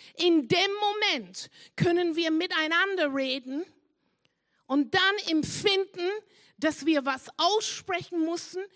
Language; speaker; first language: German; non-native, fluent; English